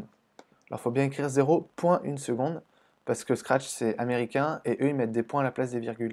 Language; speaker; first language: French; native; French